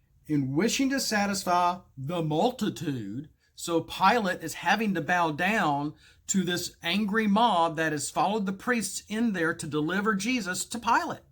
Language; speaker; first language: English; native; English